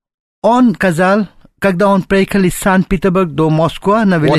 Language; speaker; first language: Russian; non-native, learner; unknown